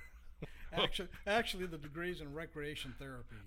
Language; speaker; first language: English; native; English